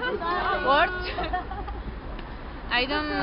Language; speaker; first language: English; non-native, learner; Spanish